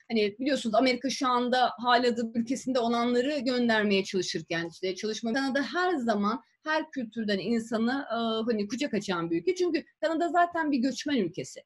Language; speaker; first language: Turkish; native; Turkish